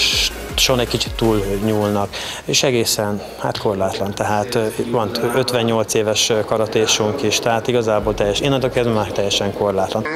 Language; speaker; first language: Hungarian; native; Hungarian